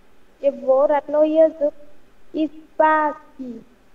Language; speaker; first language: Russian; non-native, learner; Vietnamese